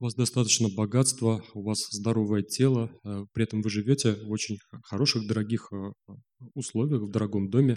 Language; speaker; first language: Russian; native; Russian